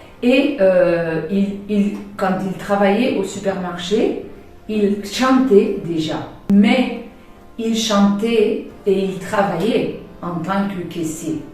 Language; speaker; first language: French; non-native, fluent; Spanish